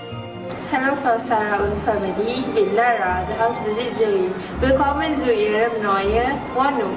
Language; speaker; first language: German; non-native, learner; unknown